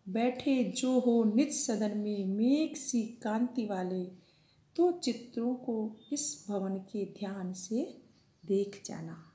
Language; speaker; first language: Hindi; native; Hindi